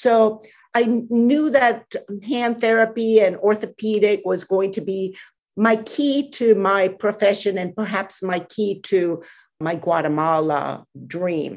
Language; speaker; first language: English; non-native, fluent; Spanish